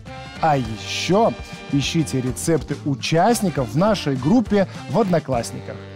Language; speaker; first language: Russian; native; Russian